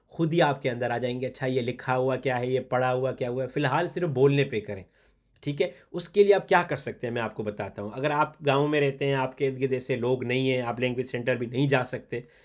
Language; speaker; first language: Urdu; non-native, local second language; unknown